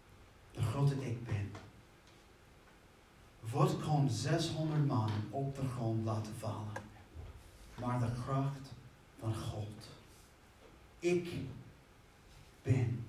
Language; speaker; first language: Dutch; non-native, fluent; English